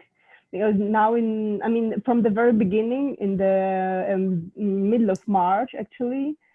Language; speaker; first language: English; non-native, fluent; Russian